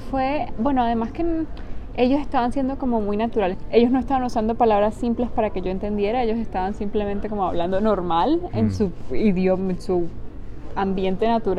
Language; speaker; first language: Spanish; native; Spanish